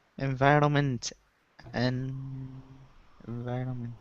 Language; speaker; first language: English; non-native, learner; Arabic